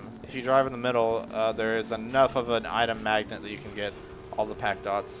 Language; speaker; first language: English; native; English